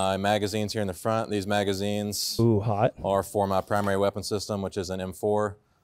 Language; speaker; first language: English; native; English